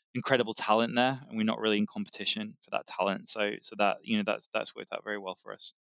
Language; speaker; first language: English; native; English